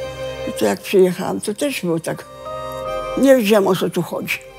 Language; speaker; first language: Polish; early bilingual, heritage; Polish